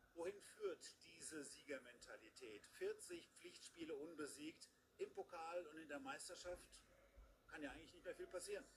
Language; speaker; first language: German; native; German